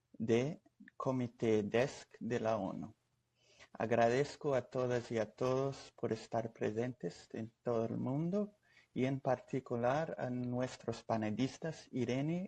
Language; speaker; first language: Spanish; non-native, fluent; Portuguese